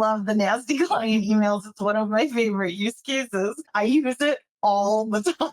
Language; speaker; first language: English; native; English